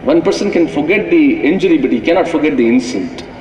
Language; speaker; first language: English; non-native, local second language; Hindi